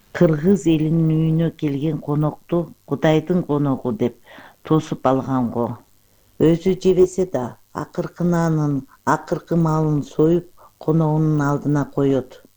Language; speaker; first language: Kyrgyz; non-native, local second language; Uyghur